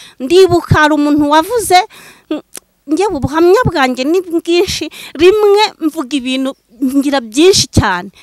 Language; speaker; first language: Kinyarwanda; native; Kinyarwanda